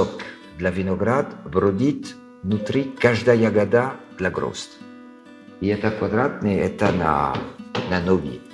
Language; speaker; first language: Russian; non-native, learner; French